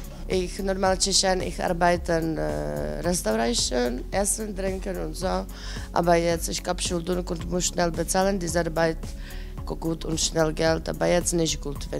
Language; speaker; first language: German; non-native, learner; Czech